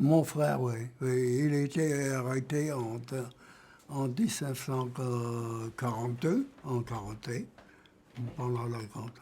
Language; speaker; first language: French; early bilingual, other home language; German